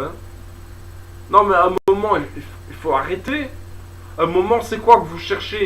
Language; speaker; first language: French; native; French